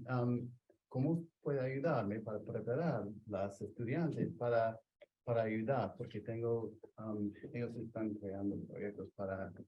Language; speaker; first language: Spanish; non-native, learner; English